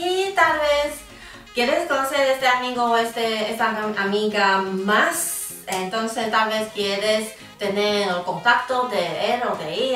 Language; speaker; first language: Spanish; non-native, fluent; Chinese